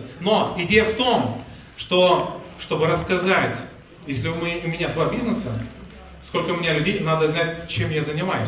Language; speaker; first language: Russian; non-native, fluent; Lithuanian